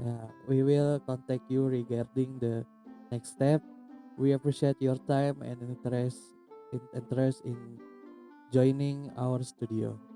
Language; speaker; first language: English; non-native, learner; Indonesian